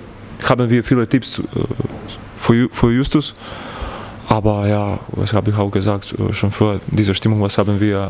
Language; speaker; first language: German; non-native, learner; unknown